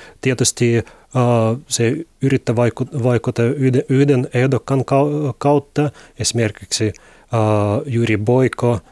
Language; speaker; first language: Finnish; non-native, learner; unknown